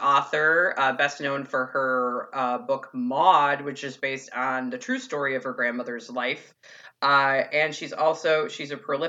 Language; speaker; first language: English; native; English